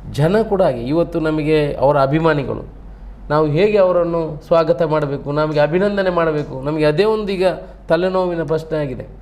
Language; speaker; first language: Kannada; non-native, local second language; Tulu